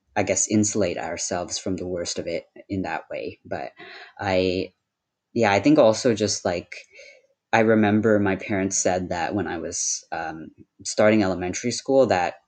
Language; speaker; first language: English; early bilingual, other home language; Wu Chinese